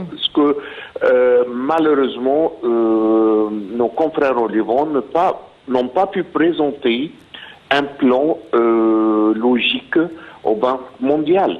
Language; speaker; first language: French; non-native, fluent; Arabic